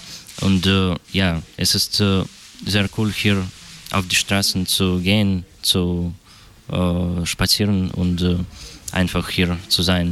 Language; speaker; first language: German; non-native, learner; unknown